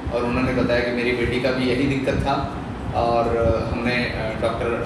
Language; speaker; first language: Hindi; non-native, local second language; Marathi